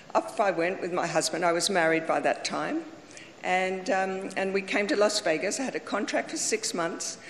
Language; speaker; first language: English; native; English